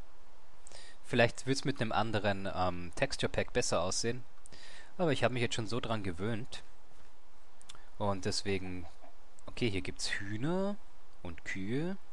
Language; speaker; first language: German; native; German